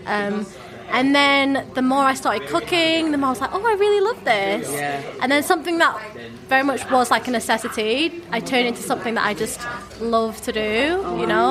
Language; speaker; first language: English; native; English